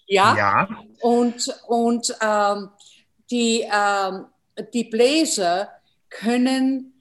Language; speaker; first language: German; non-native, fluent; English